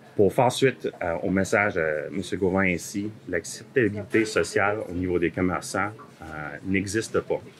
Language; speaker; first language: French; early bilingual, heritage; French